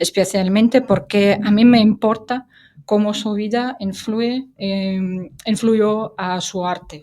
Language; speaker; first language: Spanish; non-native, fluent; Russian